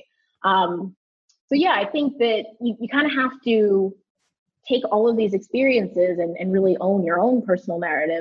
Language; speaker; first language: English; native; English